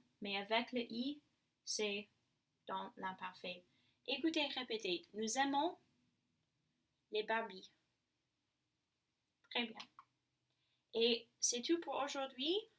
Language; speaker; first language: French; non-native, learner; English